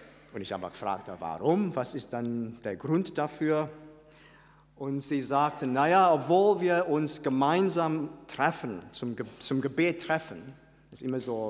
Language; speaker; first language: German; non-native, fluent; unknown